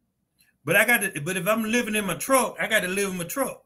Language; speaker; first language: English; native; English